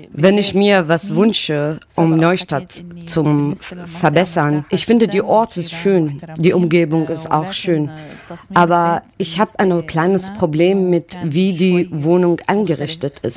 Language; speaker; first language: German; non-native, learner; Arabic